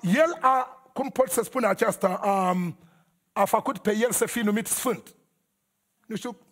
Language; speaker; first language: Romanian; non-native, learner; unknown